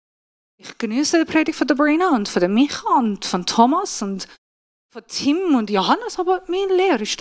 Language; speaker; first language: German; non-native, fluent; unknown